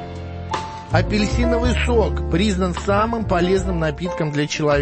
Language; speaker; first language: Russian; native; Russian